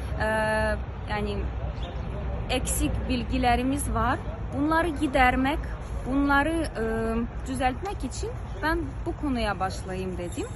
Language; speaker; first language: Turkish; non-native, fluent; Ukrainian